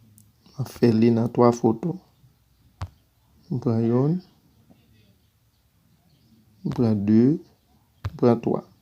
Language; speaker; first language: French; non-native, learner; Haitian Creole